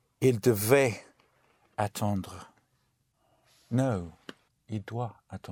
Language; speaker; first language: French; non-native, learner; English